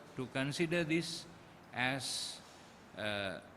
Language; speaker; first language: English; non-native, local second language; Sinhala